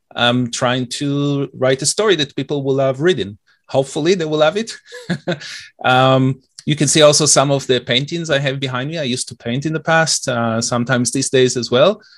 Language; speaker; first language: English; non-native, fluent; Hebrew